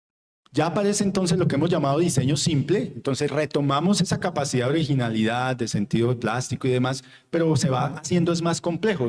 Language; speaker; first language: Spanish; native; Spanish